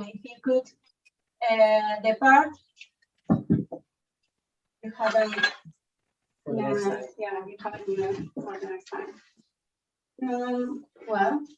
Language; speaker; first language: English; non-native, learner; Spanish